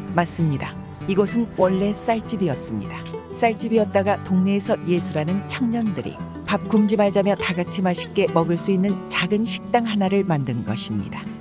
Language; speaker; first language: Korean; native; Korean